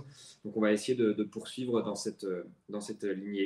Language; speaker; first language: French; native; French